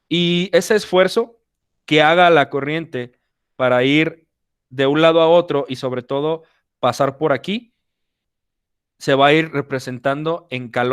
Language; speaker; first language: Spanish; native; Spanish